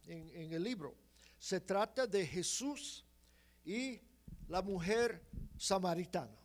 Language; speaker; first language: Spanish; non-native, fluent; English